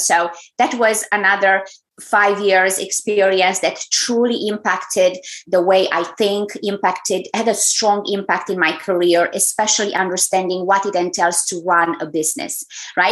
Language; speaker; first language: English; non-native, fluent; Romanian